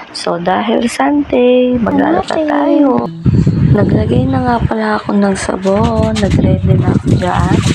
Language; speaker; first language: Filipino; non-native, local second language; Pampanga